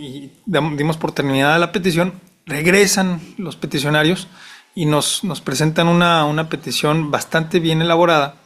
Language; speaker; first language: Spanish; native; Spanish